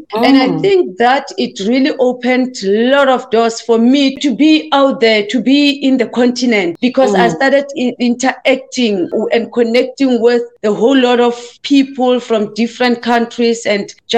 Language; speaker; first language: English; non-native, local second language; Southern Sotho